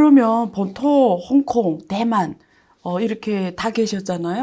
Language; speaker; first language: Korean; native; Korean